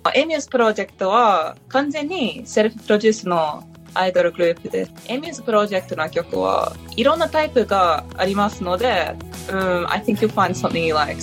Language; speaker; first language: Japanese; non-native, learner; English